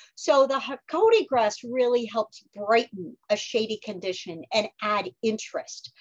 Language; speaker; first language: English; native; English